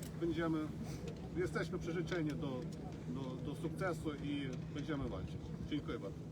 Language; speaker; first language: Polish; non-native, fluent; Ukrainian